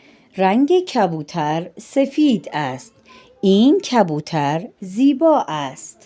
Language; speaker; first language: Persian; non-native, fluent; Urdu